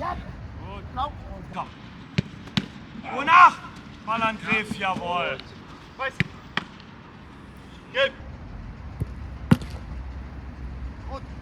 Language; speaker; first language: German; native; German